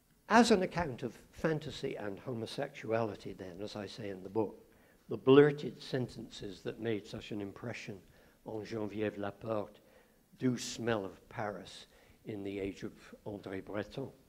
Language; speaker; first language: English; native; English